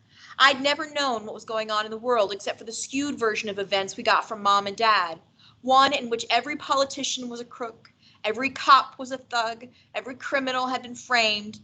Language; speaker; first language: English; native; English